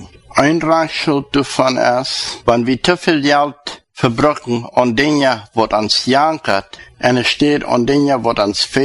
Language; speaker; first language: German; non-native, learner; Plautdietsch